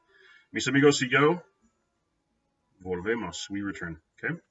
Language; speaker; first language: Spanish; non-native, fluent; English